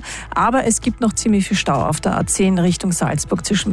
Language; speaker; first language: German; native; German